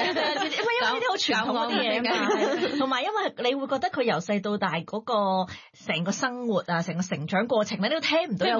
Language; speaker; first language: Cantonese; native; Cantonese